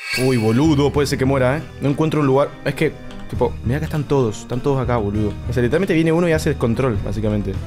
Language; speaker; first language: Spanish; early bilingual, other home language; Chinese